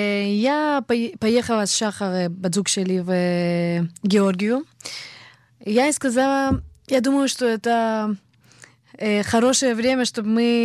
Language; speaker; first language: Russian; early bilingual, heritage; Hebrew